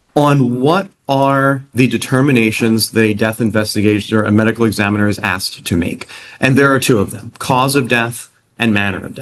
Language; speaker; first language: English; native; English